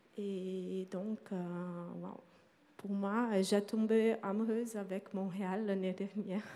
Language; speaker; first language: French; non-native, learner; Portuguese